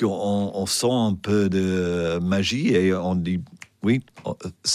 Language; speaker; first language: French; non-native, fluent; English